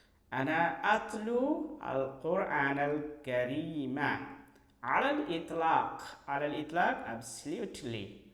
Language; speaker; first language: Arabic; non-native, fluent; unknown